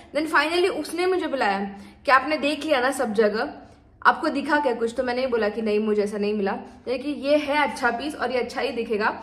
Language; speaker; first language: Hindi; non-native, local second language; Tulu